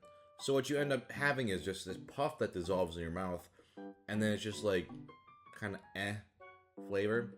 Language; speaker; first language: English; native; English